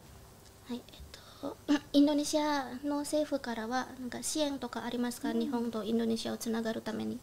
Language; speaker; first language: Japanese; non-native, learner; Indonesian